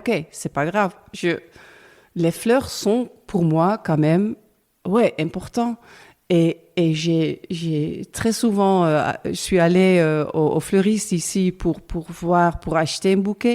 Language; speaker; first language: French; non-native, learner; Dutch